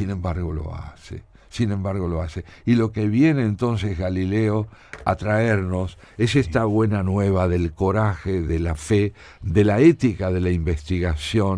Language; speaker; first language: Spanish; native; Spanish